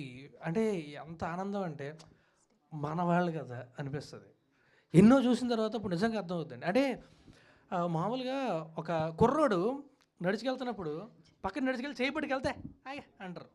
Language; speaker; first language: Telugu; native; Telugu